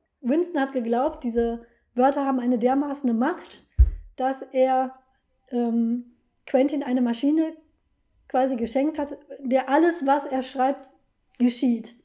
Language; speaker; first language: German; native; German